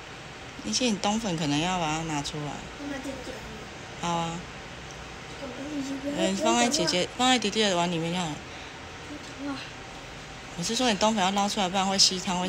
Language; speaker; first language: Chinese; native; Chinese